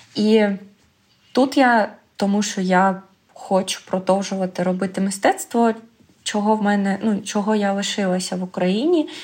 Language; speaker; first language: Ukrainian; native; Ukrainian